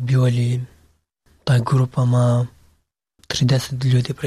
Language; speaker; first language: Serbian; non-native, learner; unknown